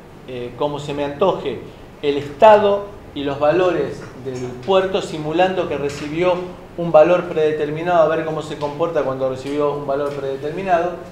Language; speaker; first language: Spanish; native; Spanish